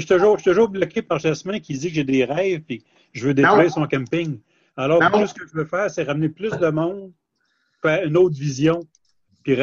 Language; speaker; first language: French; native; French